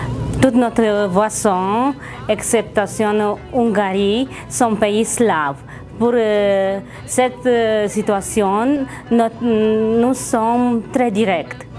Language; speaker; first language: French; non-native, learner; Romanian